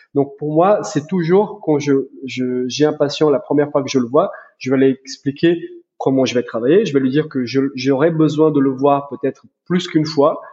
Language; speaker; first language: French; non-native, fluent; Portuguese